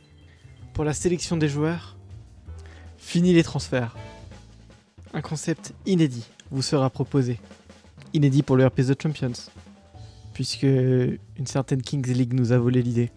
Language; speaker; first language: French; native; French